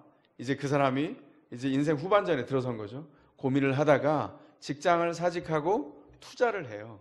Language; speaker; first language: Korean; native; Korean